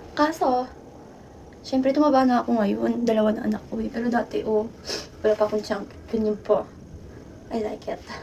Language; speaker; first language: Filipino; native; Filipino